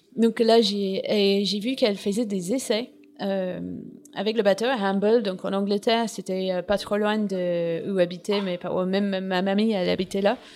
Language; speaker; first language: French; non-native, fluent; English